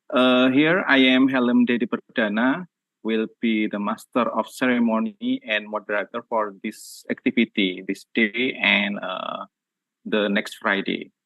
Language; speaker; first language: English; non-native, learner; Indonesian